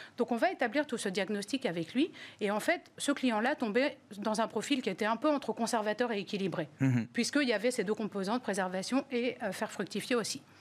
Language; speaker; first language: French; native; French